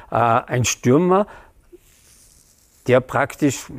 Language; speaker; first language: German; native; German